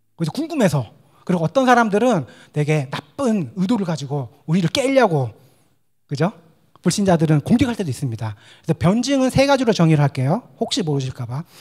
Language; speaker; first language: Korean; native; Korean